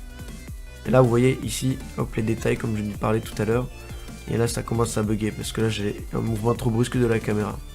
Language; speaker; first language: French; native; French